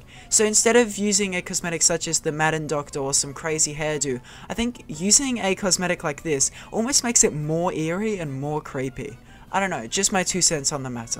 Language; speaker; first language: English; native; English